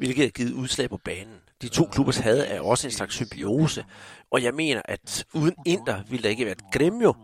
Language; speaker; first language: Danish; native; Danish